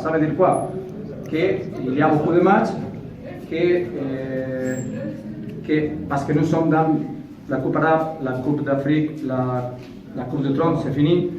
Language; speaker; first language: French; non-native, fluent; Spanish